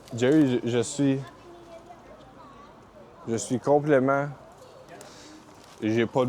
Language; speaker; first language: French; native; French